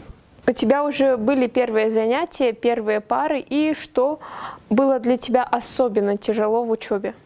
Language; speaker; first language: Russian; native; Russian